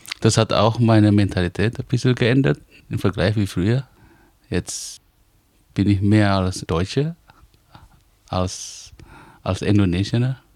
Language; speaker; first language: German; non-native, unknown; Indonesian